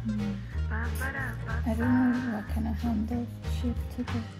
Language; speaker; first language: English; native; English